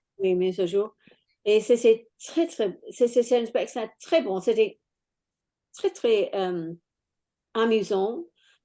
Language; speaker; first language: French; non-native, fluent; English